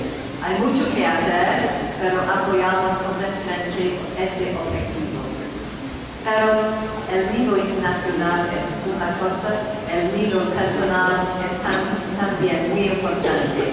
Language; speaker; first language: Spanish; non-native, fluent; English